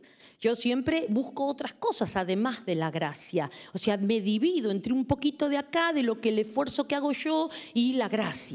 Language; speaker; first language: Spanish; native; Spanish